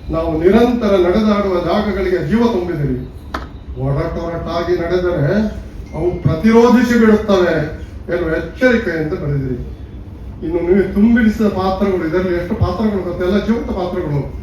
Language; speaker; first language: Kannada; non-native, local second language; Tulu